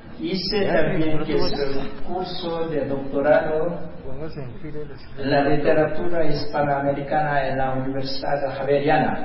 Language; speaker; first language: Spanish; non-native, fluent; Korean